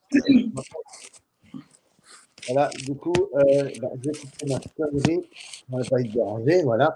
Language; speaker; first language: French; native; French